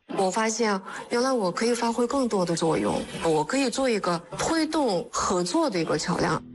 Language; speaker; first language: Chinese; non-native, fluent; Kyrgyz